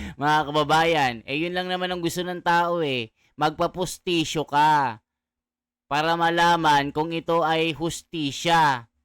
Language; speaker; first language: Filipino; native; Filipino